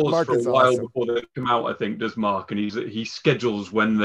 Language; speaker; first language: English; native; English